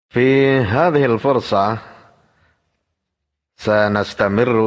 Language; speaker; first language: Arabic; non-native, fluent; Indonesian